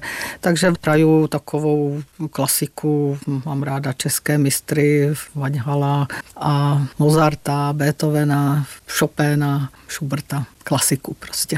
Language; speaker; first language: Czech; native; Czech